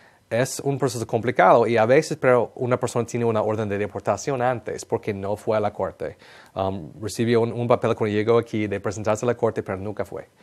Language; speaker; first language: Spanish; non-native, fluent; English